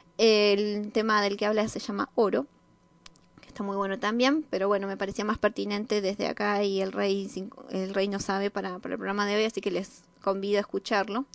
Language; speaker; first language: Spanish; native; Spanish